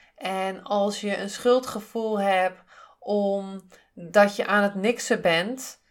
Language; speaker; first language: Dutch; native; Dutch